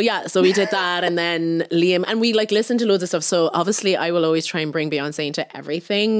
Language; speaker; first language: English; native; English